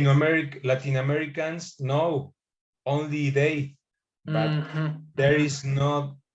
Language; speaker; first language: English; non-native, learner; Spanish